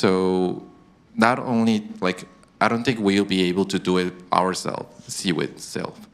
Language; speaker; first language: English; non-native, fluent; Korean